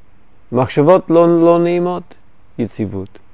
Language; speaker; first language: Hebrew; non-native, fluent; English